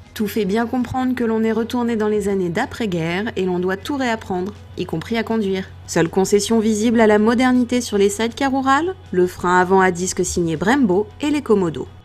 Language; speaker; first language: French; native; French